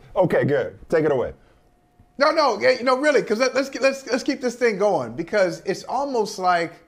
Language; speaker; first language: English; native; English